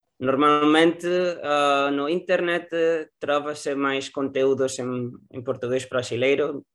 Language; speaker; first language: Portuguese; non-native, learner; Spanish